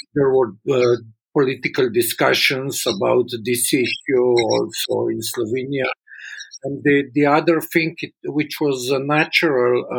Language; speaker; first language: English; non-native, fluent; Slovenian